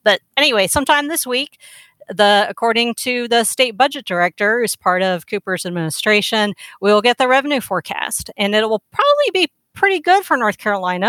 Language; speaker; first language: English; native; English